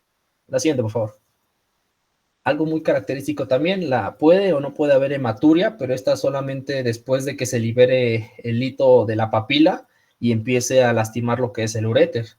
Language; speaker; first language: Spanish; native; Spanish